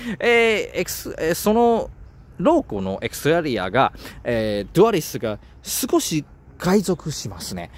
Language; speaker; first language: Japanese; non-native, learner; Chinese